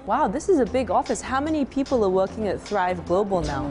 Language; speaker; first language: English; early bilingual, other home language; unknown